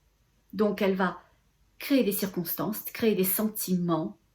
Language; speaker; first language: French; native; French